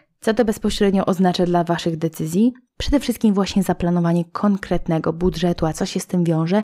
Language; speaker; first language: Polish; native; Polish